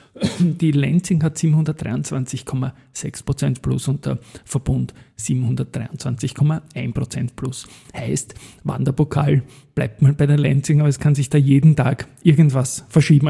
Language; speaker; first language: German; native; German